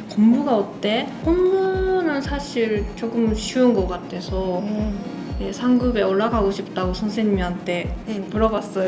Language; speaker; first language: Korean; non-native, learner; Japanese